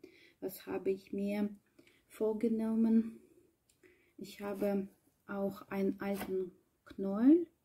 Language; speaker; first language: German; non-native, learner; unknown